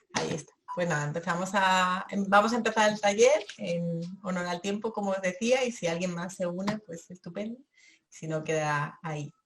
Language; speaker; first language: Spanish; native; Spanish